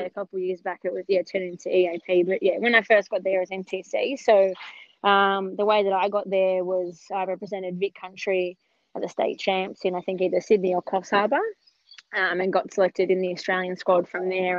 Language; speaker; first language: English; native; English